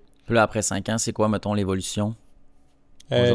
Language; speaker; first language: French; native; French